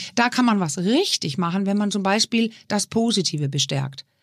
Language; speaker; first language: German; non-native, fluent; Danish